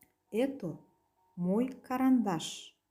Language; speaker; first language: Russian; non-native, local second language; Kazakh